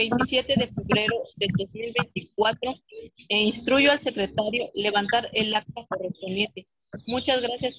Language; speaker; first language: Spanish; native; Spanish